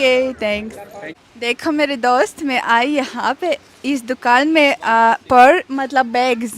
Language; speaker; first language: Hindi; non-native, learner; Russian